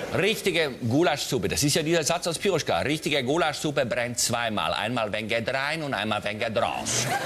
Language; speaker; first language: German; native; German